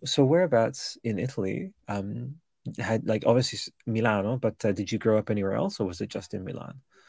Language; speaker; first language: English; early bilingual, other home language; Italian